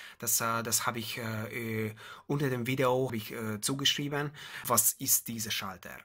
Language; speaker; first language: German; non-native, learner; Hungarian